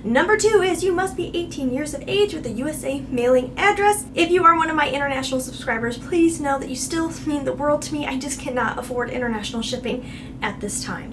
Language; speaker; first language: English; native; English